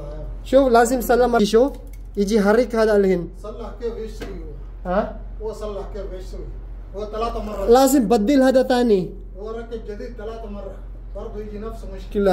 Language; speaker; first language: Arabic; non-native, learner; Filipino